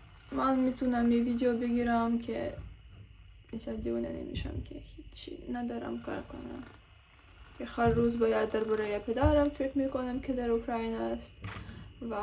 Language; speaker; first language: Persian; non-native, learner; Ukrainian